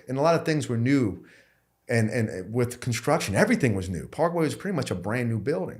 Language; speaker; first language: English; native; English